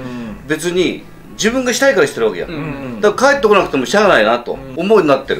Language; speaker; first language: Japanese; native; Japanese